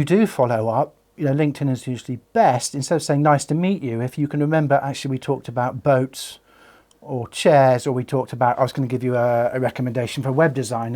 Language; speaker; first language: English; native; English